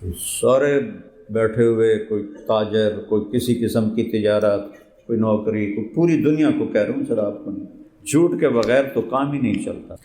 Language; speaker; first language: Urdu; non-native, local second language; Punjabi